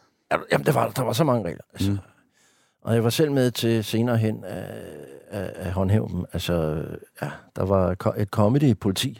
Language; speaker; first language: Danish; native; Danish